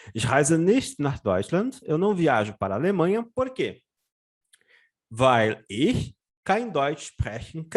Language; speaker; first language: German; non-native, fluent; Portuguese